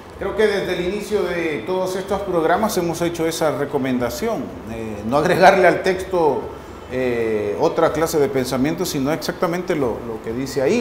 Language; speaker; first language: Spanish; native; Spanish